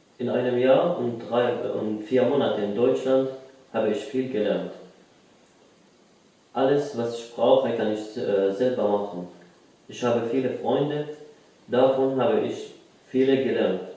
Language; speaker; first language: German; non-native, learner; Arabic